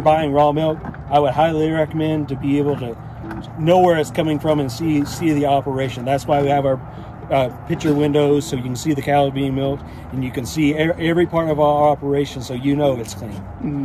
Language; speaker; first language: English; native; English